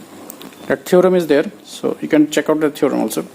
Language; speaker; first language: English; non-native, local second language; Hindi